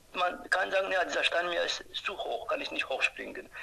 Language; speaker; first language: German; non-native, fluent; Turkish